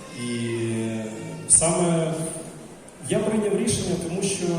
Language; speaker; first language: Ukrainian; non-native, local second language; Russian